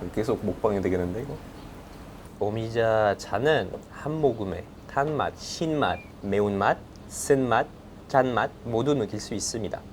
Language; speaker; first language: Korean; non-native, fluent; French